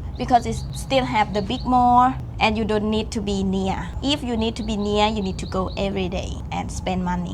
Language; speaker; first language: English; non-native, learner; Thai